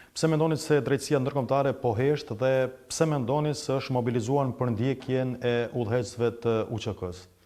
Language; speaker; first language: Albanian; native; Albanian